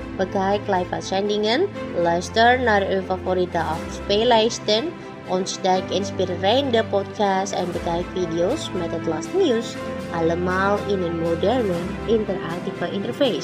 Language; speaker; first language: Dutch; non-native, fluent; Indonesian